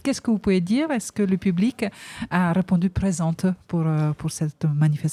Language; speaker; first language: French; native; French